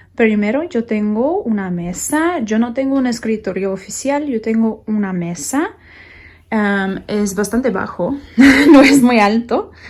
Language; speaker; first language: Spanish; non-native, learner; English